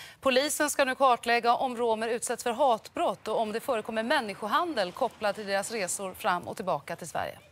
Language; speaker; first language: Swedish; native; Swedish